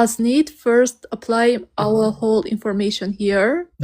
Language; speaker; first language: English; non-native, learner; Armenian